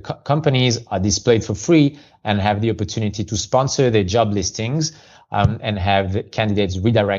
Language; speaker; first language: English; non-native, fluent; French